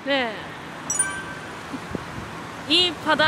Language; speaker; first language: Korean; non-native, learner; Japanese